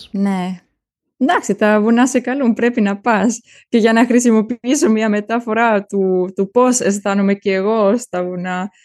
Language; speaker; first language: Greek; early bilingual, heritage; German